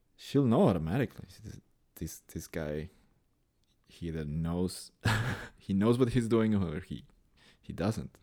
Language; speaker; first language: English; non-native, fluent; Spanish